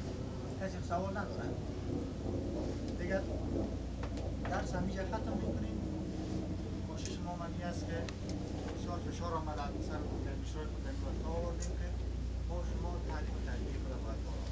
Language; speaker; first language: Persian; native; Persian